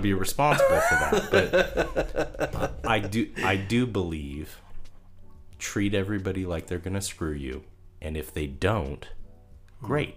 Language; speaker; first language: English; native; English